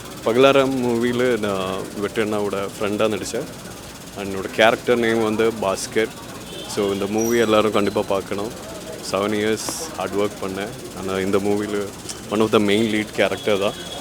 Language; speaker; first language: Tamil; non-native, learner; Malayalam